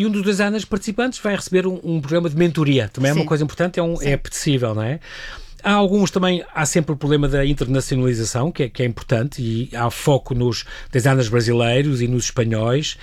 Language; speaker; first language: Portuguese; native; Portuguese